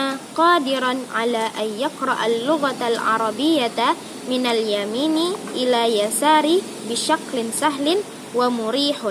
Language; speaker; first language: Arabic; non-native, learner; Indonesian